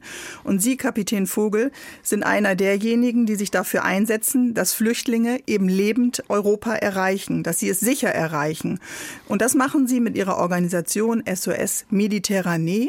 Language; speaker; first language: German; native; German